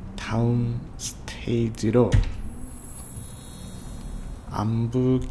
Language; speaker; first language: Korean; non-native, learner; English